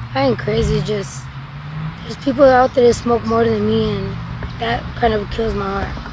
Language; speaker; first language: English; non-native, fluent; Spanish